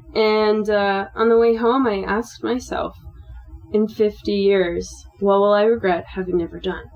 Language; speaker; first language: English; native; English